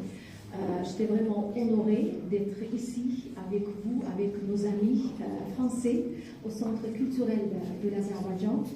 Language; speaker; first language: French; non-native, fluent; Azerbaijani